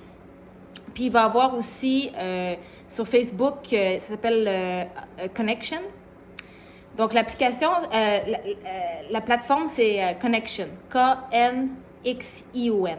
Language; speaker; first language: French; native; French